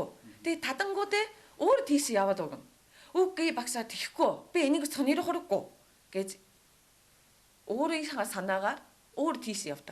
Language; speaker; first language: Mongolian; non-native, learner; Japanese